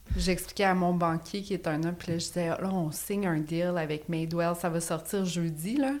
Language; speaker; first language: French; native; French